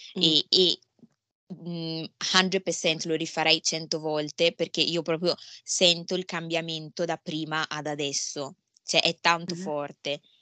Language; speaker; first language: Italian; early bilingual, other home language; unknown